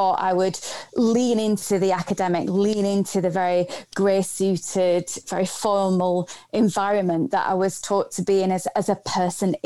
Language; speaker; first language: English; native; English